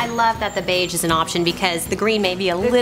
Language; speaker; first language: English; native; English